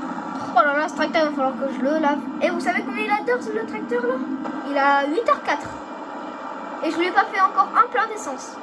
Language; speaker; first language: French; native; French